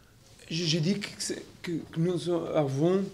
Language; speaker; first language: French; non-native, learner; Portuguese